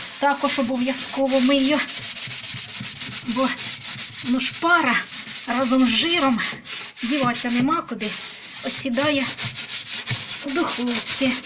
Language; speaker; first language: Ukrainian; native; Ukrainian